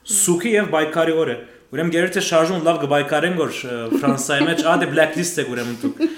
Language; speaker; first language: Armenian; early bilingual, heritage; Armenian